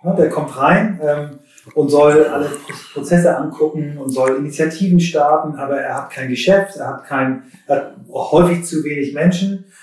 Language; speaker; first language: German; native; German